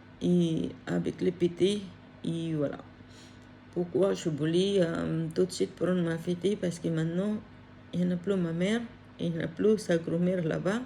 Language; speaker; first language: French; non-native, learner; Filipino